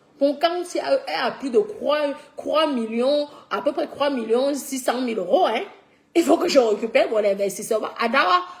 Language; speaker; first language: French; native; French